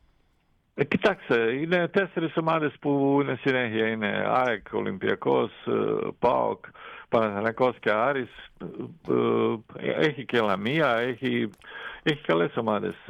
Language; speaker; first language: Greek; non-native, fluent; Croatian